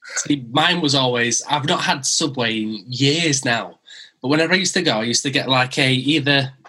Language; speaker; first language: English; native; English